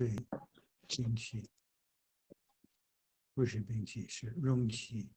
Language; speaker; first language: Chinese; non-native, fluent; English